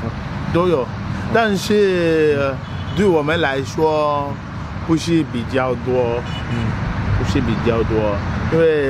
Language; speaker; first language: Chinese; non-native, fluent; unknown